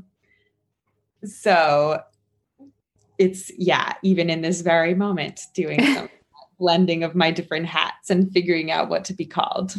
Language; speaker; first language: English; native; English